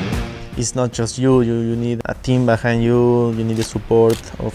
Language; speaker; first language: English; non-native, fluent; Spanish